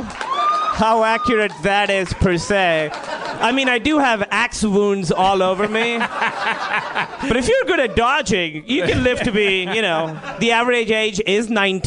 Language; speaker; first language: English; non-native, local second language; Urdu